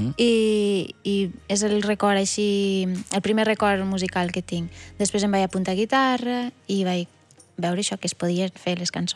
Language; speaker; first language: Catalan; native; Catalan